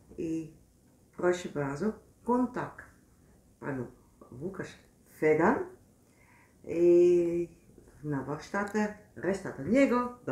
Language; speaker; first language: Polish; non-native, learner; Dutch